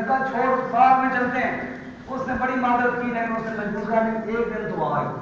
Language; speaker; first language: Urdu; non-native, local second language; Punjabi